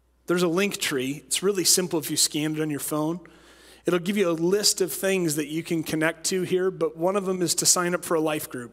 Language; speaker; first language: English; native; English